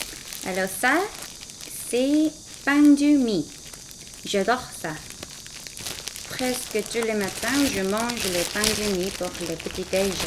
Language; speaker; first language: French; non-native, fluent; Korean